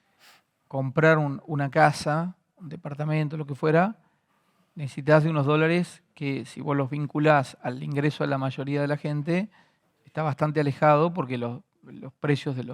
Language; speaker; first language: Spanish; native; Spanish